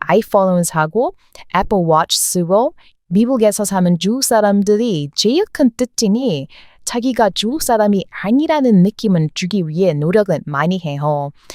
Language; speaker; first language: Korean; non-native, fluent; English